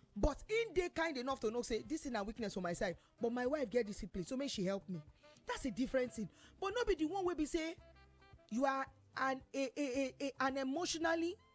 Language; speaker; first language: Nigerian Pidgin; native; Nigerian Pidgin